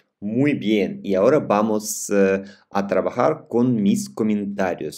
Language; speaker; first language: Spanish; non-native, fluent; Russian